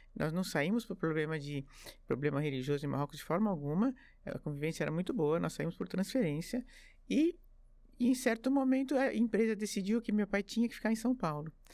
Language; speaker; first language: Portuguese; early bilingual, other home language; French